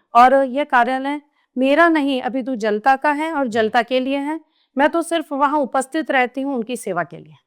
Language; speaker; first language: Hindi; native; Hindi